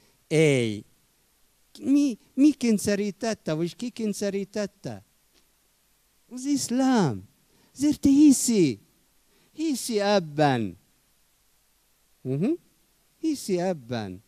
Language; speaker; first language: Hungarian; non-native, fluent; Arabic